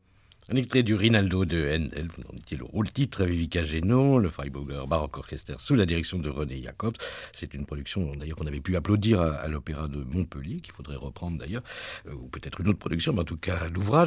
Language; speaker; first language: French; native; French